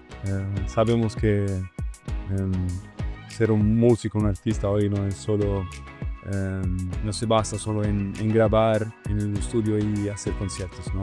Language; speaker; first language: Spanish; non-native, learner; Italian